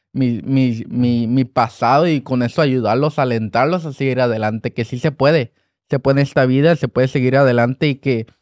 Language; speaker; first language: Spanish; early bilingual, heritage; Spanish